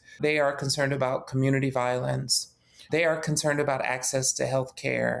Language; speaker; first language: English; native; English